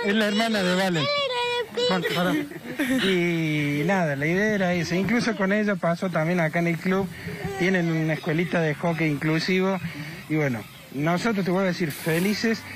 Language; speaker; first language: Spanish; native; Spanish